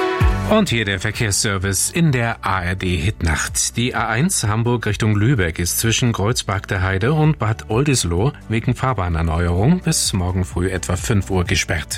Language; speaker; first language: German; native; German